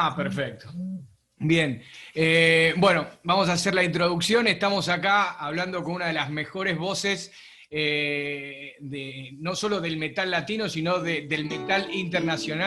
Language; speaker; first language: Spanish; native; Spanish